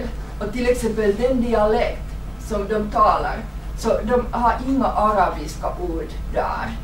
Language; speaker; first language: Swedish; non-native, fluent; Finnish